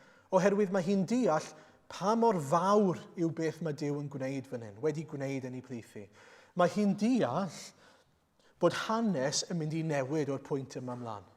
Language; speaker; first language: Welsh; native; Welsh